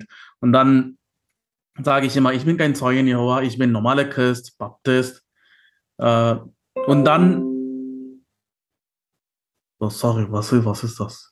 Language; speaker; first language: German; non-native, fluent; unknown